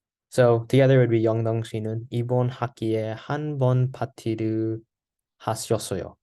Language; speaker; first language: Korean; non-native, learner; English